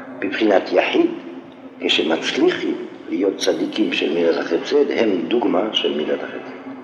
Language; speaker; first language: Hebrew; non-native, fluent; French